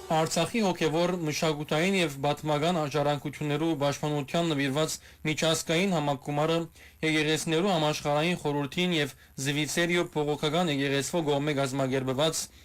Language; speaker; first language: Armenian; early bilingual, heritage; Armenian